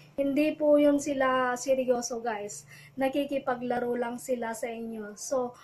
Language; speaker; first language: Filipino; non-native, local second language; Iloko